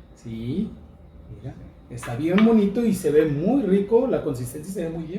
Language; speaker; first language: Spanish; native; Spanish